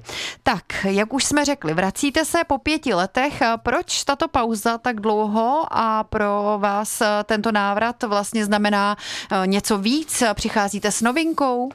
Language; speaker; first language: Czech; native; Czech